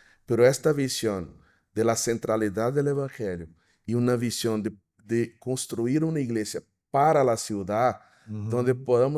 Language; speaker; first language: Spanish; non-native, fluent; Portuguese